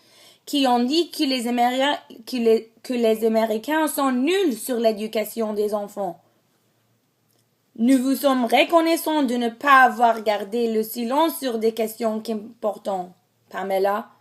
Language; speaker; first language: French; non-native, learner; English